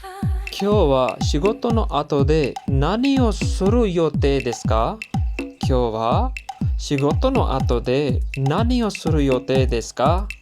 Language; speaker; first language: Japanese; non-native, fluent; Urdu